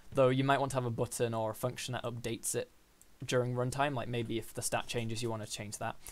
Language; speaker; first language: English; native; English